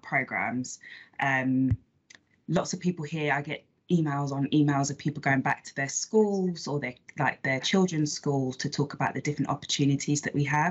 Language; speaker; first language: English; native; English